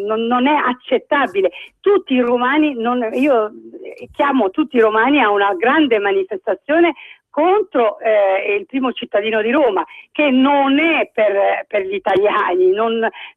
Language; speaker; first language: Italian; non-native, fluent; Arabic